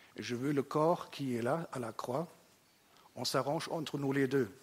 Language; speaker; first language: French; non-native, fluent; German